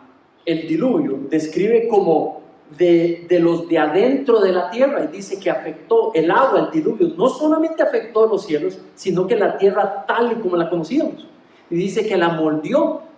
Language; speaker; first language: Spanish; native; Spanish